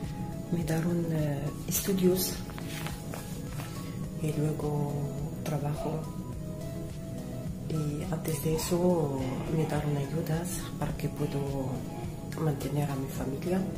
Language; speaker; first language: Spanish; non-native, learner; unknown